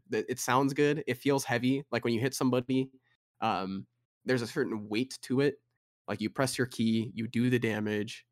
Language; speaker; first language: English; native; English